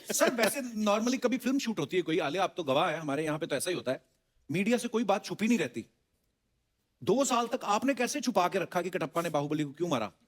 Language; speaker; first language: Hindi; non-native, local second language; Punjabi